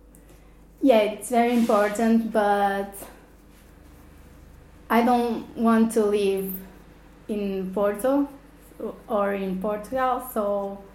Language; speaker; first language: English; non-native, fluent; Portuguese